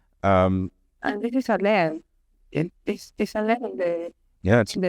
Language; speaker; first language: English; non-native, learner; Spanish